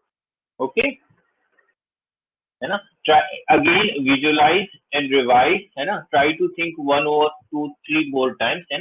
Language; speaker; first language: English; non-native, local second language; Hindi